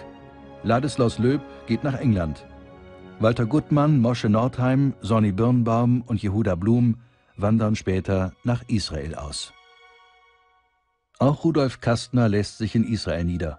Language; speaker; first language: German; native; German